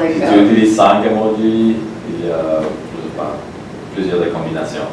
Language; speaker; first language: French; non-native, learner; Polish